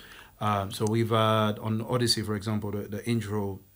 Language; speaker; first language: English; non-native, fluent; French